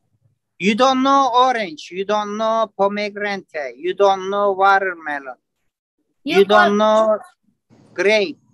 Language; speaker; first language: English; non-native, learner; Turkish